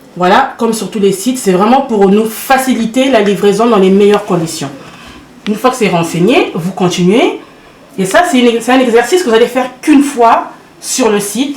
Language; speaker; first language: French; early bilingual, other home language; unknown